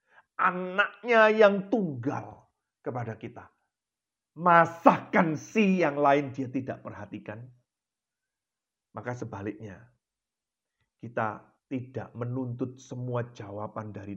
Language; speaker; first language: Indonesian; native; Indonesian